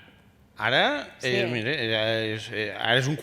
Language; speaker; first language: Catalan; native; Catalan